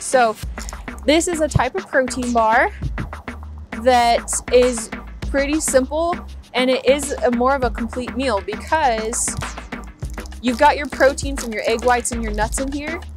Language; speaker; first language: English; native; English